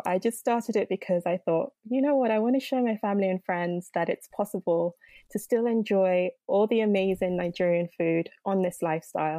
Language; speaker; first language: English; non-native, local second language; Yoruba